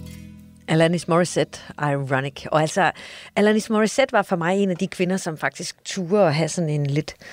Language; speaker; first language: Danish; native; Danish